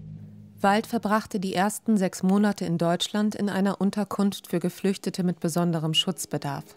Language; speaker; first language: German; native; German